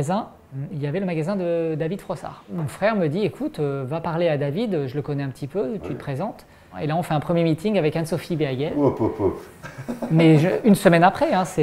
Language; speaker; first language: French; native; French